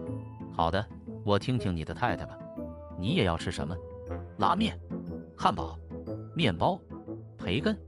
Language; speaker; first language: Chinese; non-native, learner; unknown